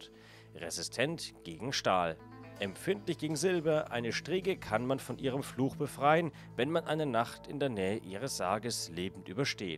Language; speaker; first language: German; native; German